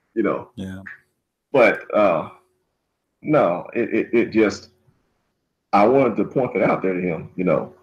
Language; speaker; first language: English; native; English